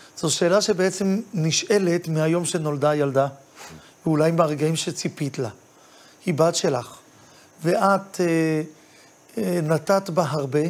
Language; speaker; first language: Hebrew; native; Hebrew